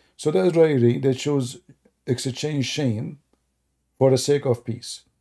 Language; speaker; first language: English; non-native, fluent; Arabic